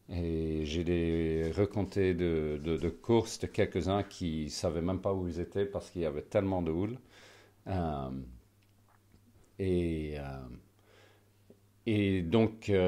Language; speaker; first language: French; non-native, fluent; Swedish